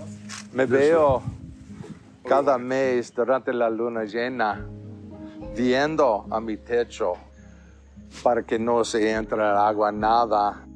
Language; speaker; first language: Spanish; non-native, fluent; English